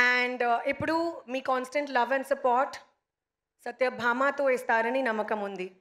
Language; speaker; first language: Telugu; non-native, learner; Hindi